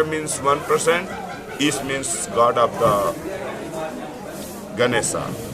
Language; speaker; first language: English; non-native, learner; Hindi